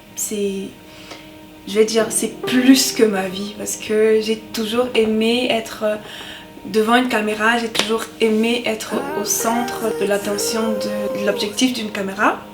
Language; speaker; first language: French; native; French